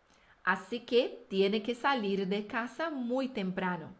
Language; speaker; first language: Spanish; non-native, fluent; Portuguese